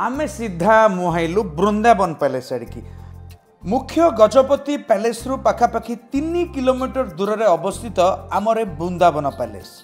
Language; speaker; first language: Hindi; non-native, local second language; Odia